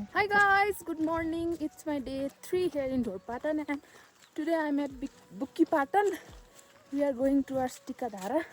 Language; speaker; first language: English; non-native, local second language; Nepali